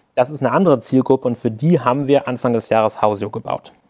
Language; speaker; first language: German; native; German